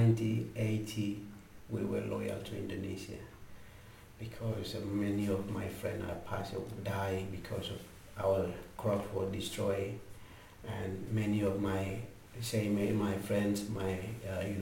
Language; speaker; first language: English; non-native, learner; Indonesian